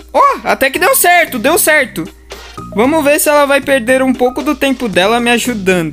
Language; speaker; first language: Portuguese; native; Portuguese